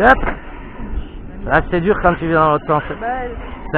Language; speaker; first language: French; native; French